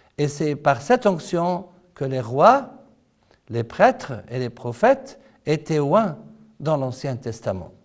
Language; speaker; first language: French; non-native, fluent; Arabic